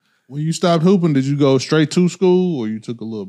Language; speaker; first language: English; native; English